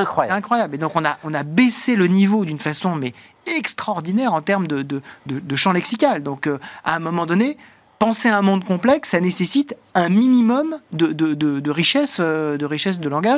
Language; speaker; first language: French; native; French